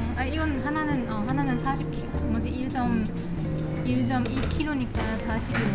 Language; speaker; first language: Korean; non-native, learner; German